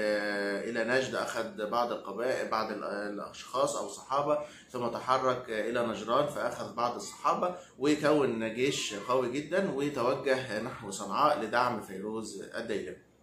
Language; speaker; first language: Arabic; native; Arabic